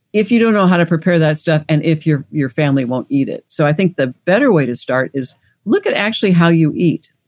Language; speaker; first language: English; native; English